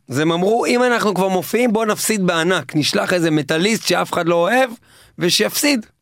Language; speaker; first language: Hebrew; native; Hebrew